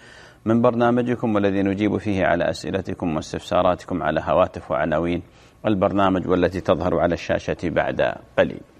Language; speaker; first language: Arabic; native; Arabic